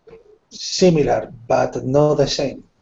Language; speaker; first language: English; non-native, learner; Spanish